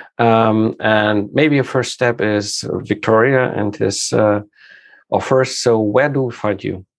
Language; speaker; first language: English; non-native, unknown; German